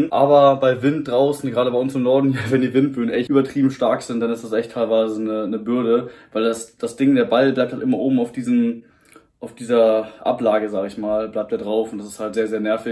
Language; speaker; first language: German; native; German